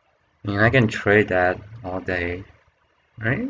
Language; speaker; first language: English; non-native, fluent; Chinese